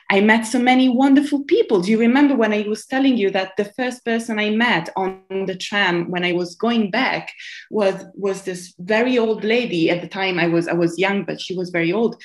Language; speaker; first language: English; non-native, fluent; Italian